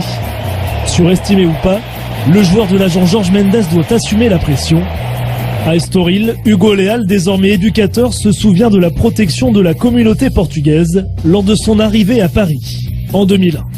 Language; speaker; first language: French; native; French